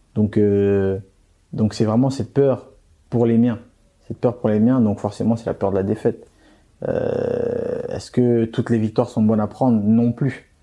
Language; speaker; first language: French; early bilingual, other home language; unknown